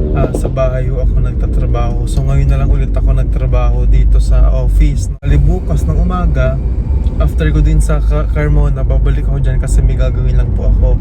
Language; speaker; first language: Filipino; native; Filipino